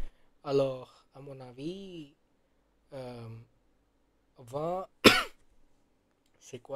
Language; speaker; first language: French; non-native, learner; Gujarati